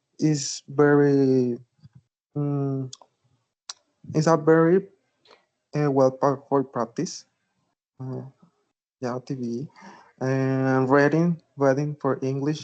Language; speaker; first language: English; non-native, learner; Spanish